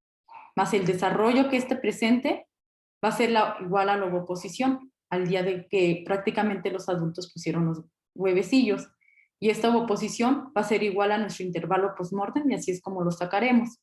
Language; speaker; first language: Spanish; native; Spanish